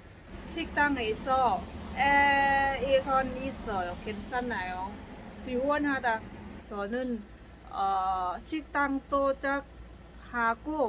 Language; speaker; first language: Korean; non-native, learner; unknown